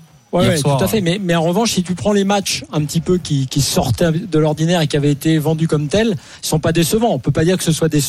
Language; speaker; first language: French; native; French